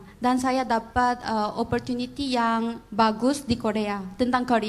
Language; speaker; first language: Indonesian; non-native, learner; Korean